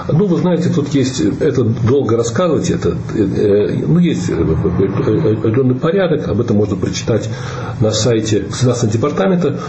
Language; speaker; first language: Russian; native; Russian